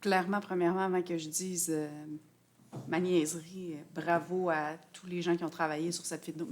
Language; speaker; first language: French; native; French